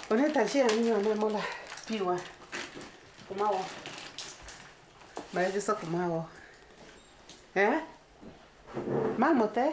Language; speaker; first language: Korean; non-native, learner; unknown